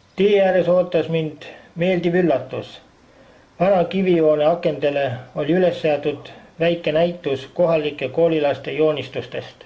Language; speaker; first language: Estonian; native; Estonian